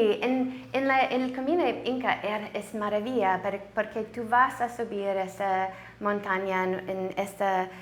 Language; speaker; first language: Spanish; non-native, learner; English